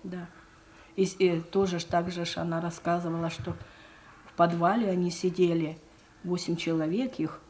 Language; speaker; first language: Russian; native; Russian